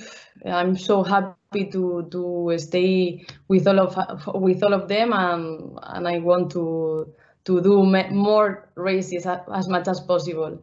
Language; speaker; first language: English; non-native, learner; Spanish